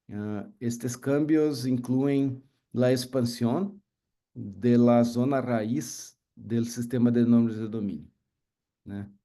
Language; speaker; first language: Spanish; non-native, learner; Portuguese